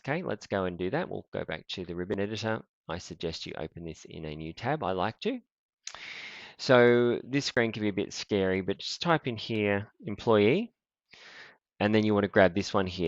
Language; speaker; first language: English; native; English